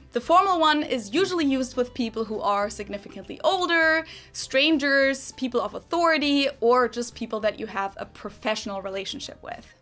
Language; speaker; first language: English; non-native, fluent; German